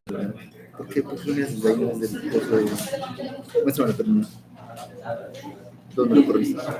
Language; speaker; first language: Spanish; native; Spanish